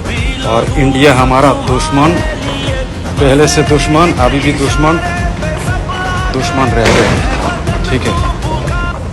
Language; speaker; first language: Hindi; non-native, fluent; Bangla